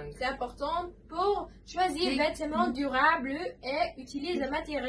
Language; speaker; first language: French; non-native, learner; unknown